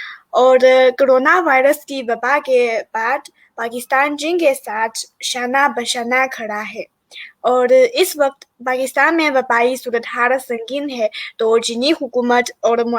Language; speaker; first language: Hindi; non-native, fluent; Chinese